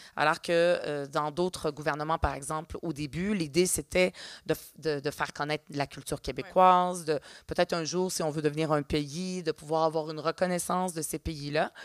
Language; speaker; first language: French; early bilingual, other home language; Arabic